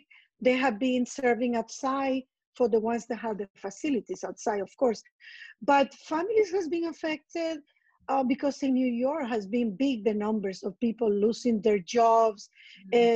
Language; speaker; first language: English; non-native, fluent; Spanish